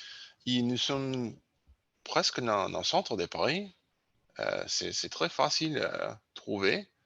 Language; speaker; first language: French; non-native, learner; English